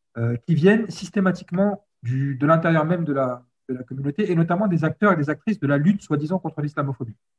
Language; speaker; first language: French; early bilingual, other home language; Arabic